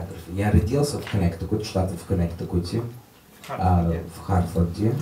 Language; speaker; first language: Russian; non-native, learner; English